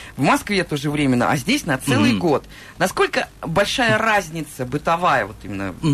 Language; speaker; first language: Russian; native; Russian